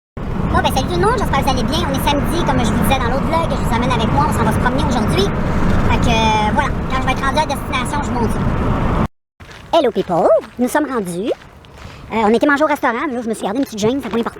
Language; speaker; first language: French; native; French